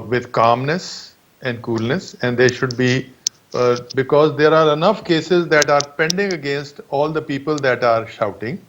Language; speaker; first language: English; non-native, local second language; Urdu